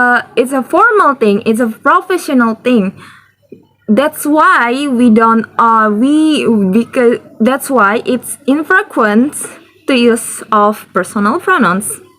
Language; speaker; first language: English; non-native, learner; Indonesian